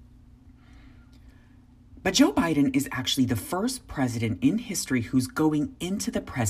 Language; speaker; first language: English; native; English